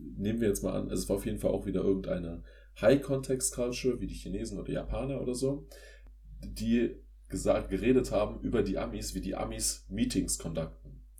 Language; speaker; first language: German; native; German